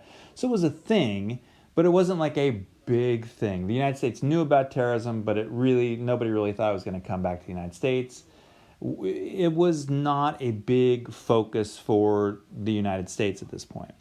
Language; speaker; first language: English; native; English